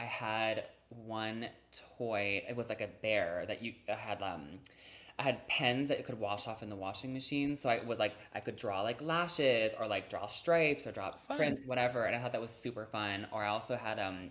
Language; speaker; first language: English; native; English